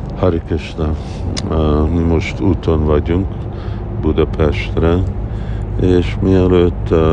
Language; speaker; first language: Hungarian; early bilingual, heritage; Hungarian